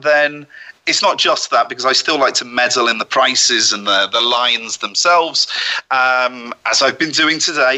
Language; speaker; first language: English; native; English